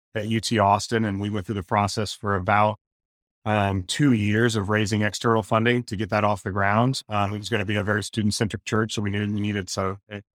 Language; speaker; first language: English; native; English